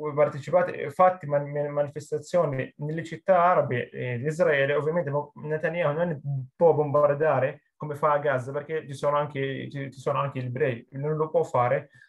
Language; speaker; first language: Italian; non-native, fluent; Arabic